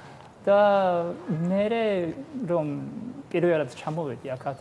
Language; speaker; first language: Georgian; non-native, fluent; Japanese